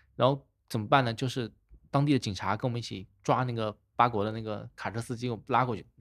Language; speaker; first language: Chinese; native; Chinese